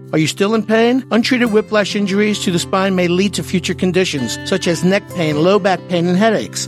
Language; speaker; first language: English; native; English